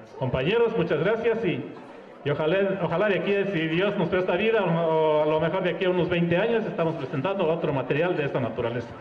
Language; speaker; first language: Spanish; non-native, local second language; Mixtepec Mixtec